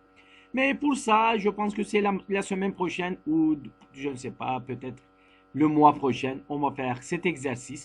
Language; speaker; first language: French; non-native, fluent; Turkish